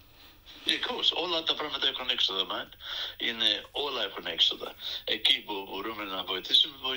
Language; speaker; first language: Greek; early bilingual, heritage; Greek